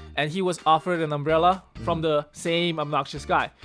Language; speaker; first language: English; early bilingual, other home language; Chinese